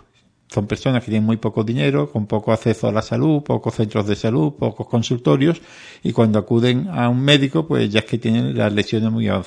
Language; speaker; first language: Spanish; native; Spanish